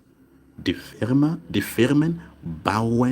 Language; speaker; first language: German; non-native, fluent; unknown